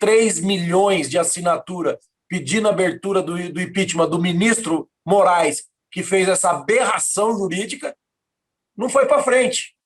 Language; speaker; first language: Portuguese; native; Portuguese